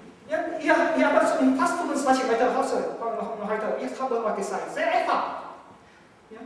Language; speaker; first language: German; non-native, learner; Vietnamese